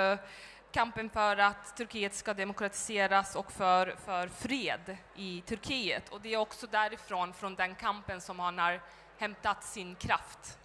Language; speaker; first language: Swedish; early bilingual, other home language; Turkish